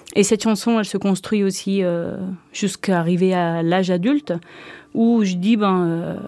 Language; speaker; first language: French; native; French